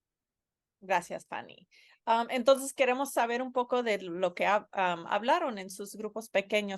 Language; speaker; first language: Spanish; non-native, fluent; English